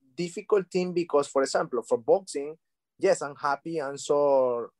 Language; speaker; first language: English; non-native, learner; Spanish